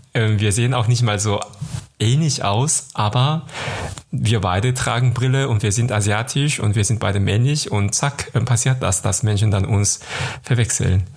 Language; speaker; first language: German; non-native, fluent; Korean